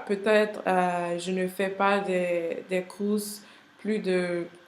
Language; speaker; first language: French; non-native, learner; English